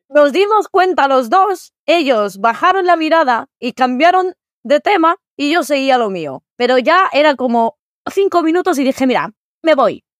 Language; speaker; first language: Spanish; early bilingual, other home language; Arabic